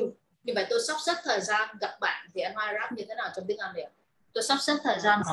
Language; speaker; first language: Vietnamese; native; Vietnamese